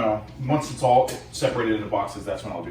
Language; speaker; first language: English; native; English